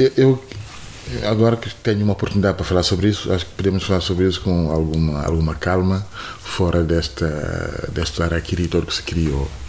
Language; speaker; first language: Portuguese; non-native, fluent; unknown